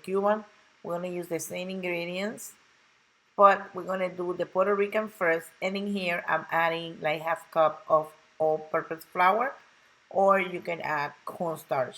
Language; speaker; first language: English; non-native, local second language; Spanish